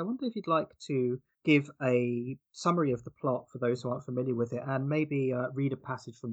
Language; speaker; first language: English; native; English